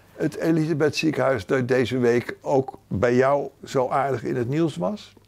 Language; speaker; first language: Dutch; native; Dutch